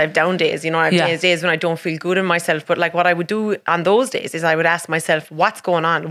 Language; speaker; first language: English; native; English